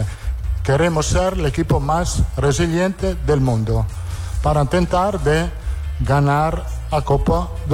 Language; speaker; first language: Portuguese; non-native, learner; Italian